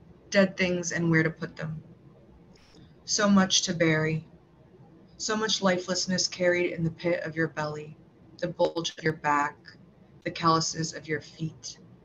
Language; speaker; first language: English; early bilingual, other home language; Portuguese